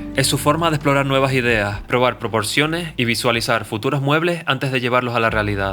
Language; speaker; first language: Spanish; native; Spanish